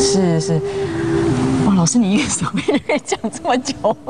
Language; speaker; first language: Chinese; native; Chinese